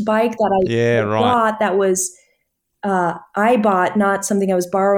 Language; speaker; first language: English; native; English